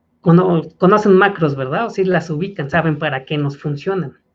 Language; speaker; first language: Spanish; native; Spanish